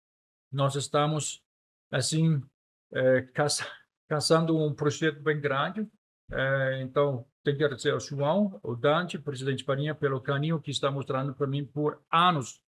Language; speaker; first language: Portuguese; non-native, fluent; Danish